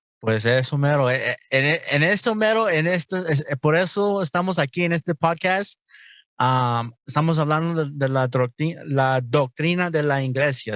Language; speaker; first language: Spanish; non-native, learner; English